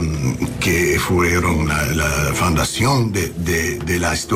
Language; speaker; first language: Spanish; non-native, learner; English